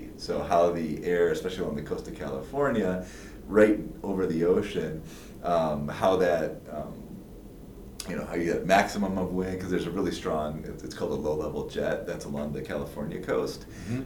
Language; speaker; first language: English; native; English